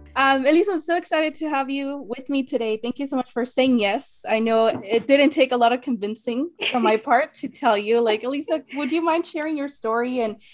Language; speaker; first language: English; native; English